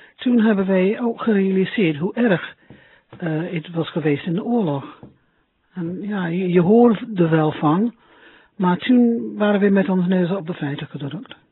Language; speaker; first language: Dutch; non-native, fluent; English